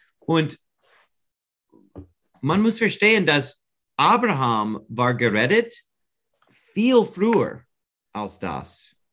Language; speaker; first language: German; non-native, learner; English